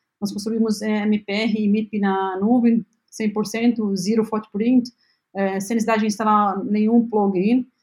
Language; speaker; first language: Portuguese; non-native, fluent; Arabic